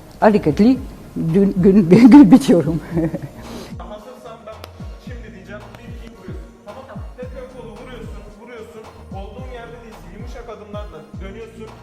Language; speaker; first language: Turkish; non-native, learner; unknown